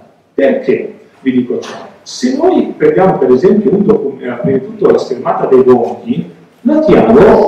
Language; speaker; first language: Italian; native; Italian